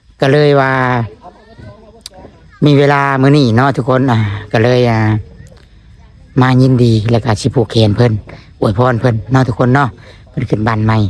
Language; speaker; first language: Thai; non-native, local second language; Lao